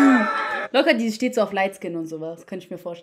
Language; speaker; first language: German; early bilingual, other home language; Albanian